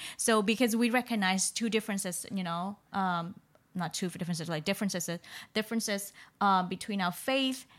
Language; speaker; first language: English; non-native, fluent; Vietnamese